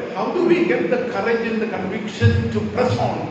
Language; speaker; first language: English; non-native, local second language; Malayalam